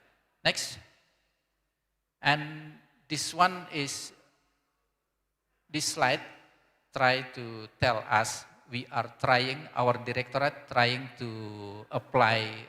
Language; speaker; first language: English; non-native, learner; Indonesian